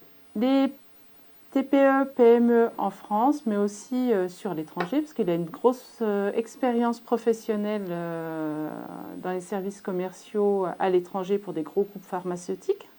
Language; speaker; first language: French; native; French